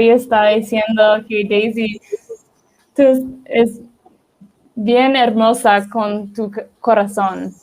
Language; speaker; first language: Spanish; non-native, learner; English